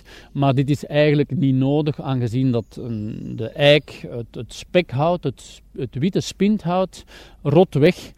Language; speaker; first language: Dutch; native; Dutch